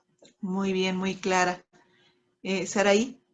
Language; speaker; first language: Spanish; native; Spanish